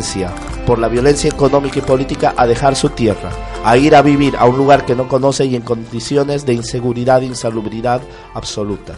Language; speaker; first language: Spanish; native; Spanish